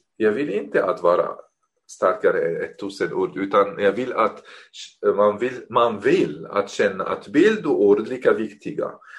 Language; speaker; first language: Swedish; non-native, fluent; Arabic